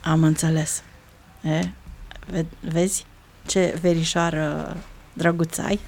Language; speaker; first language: Romanian; native; Romanian